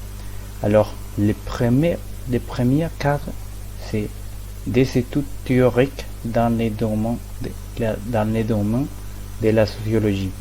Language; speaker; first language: French; non-native, learner; Spanish